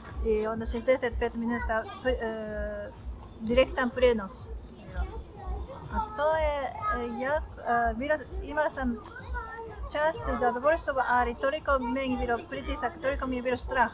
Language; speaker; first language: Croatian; non-native, learner; Japanese